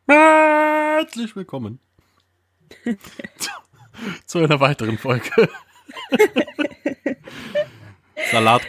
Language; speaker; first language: German; native; German